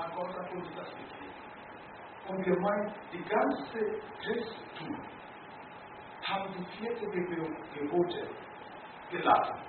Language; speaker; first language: German; non-native, learner; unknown